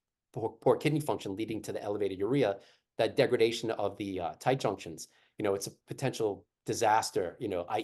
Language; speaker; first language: English; native; English